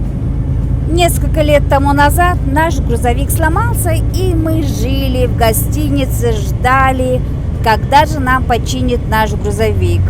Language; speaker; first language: Russian; non-native, local second language; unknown